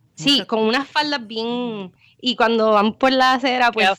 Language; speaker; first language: Spanish; native; Spanish